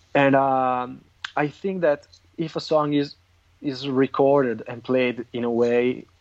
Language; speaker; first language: English; non-native, fluent; Italian